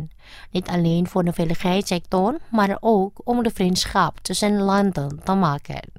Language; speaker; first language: Dutch; non-native, fluent; Indonesian